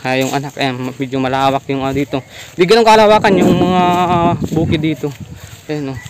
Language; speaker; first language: Filipino; native; Filipino